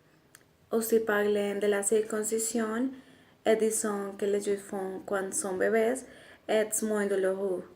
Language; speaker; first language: French; non-native, learner; Spanish